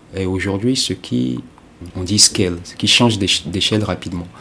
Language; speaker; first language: French; non-native, local second language; Ewe